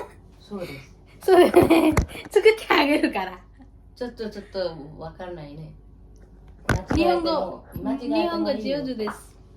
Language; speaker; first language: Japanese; non-native, learner; Nepali